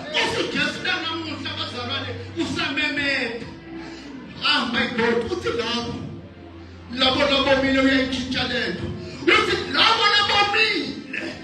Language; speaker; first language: Zulu; non-native, local second language; Swati